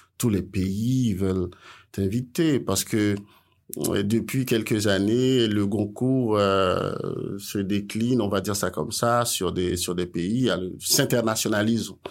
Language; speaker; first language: French; non-native, local second language; Haitian Creole